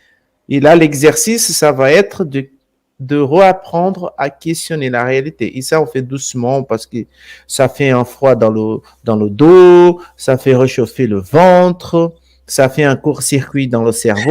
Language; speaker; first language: French; non-native, fluent; Portuguese